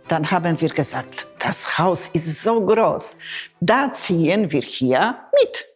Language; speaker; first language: German; non-native, fluent; Polish